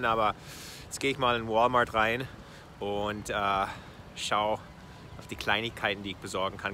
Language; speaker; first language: German; non-native, fluent; English